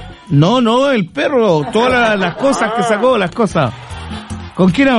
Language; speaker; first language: Spanish; native; Spanish